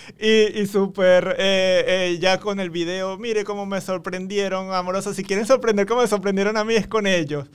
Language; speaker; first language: Spanish; native; Spanish